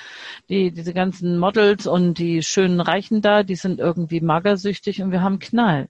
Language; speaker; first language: German; native; German